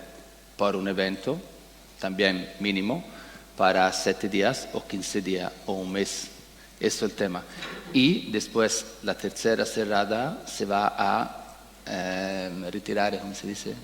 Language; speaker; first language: Spanish; non-native, learner; Italian